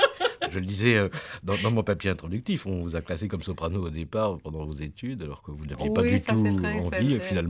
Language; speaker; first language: French; native; French